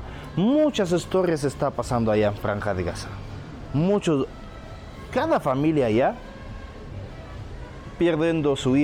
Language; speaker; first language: Spanish; non-native, learner; Arabic